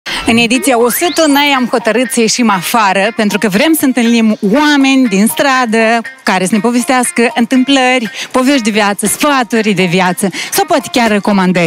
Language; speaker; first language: Romanian; native; Romanian